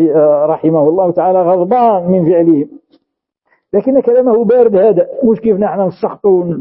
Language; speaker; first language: Arabic; native; Arabic